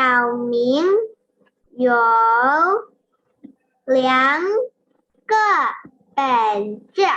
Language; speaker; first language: Chinese; non-native, learner; Indonesian